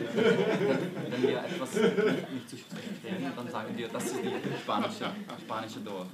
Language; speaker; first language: German; non-native, learner; Slovenian